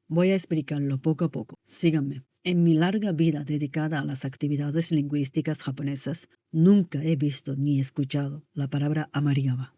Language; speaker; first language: Spanish; non-native, fluent; Japanese